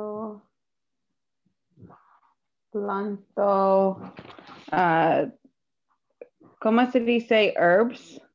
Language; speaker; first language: Spanish; non-native, learner; English